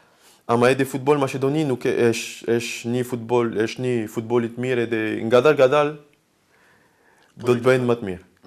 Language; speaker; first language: Albanian; non-native, learner; French